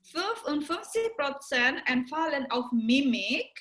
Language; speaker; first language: German; non-native, learner; Indonesian